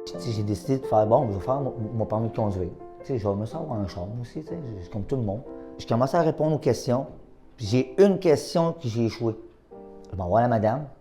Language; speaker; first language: French; native; French